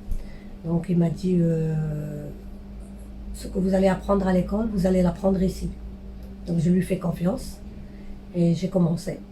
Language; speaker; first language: French; non-native, local second language; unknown